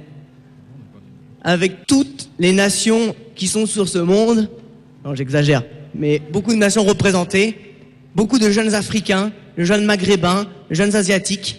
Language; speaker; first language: French; native; French